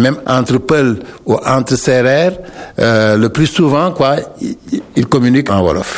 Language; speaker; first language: French; non-native, local second language; Wolof